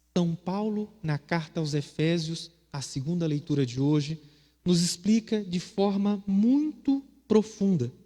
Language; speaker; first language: Portuguese; native; Portuguese